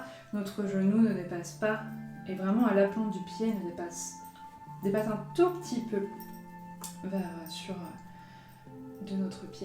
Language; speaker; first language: French; native; French